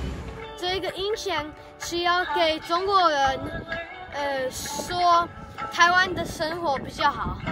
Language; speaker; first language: Chinese; early bilingual, heritage; English